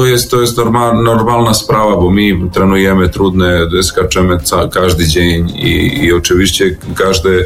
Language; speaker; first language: Polish; non-native, learner; Serbian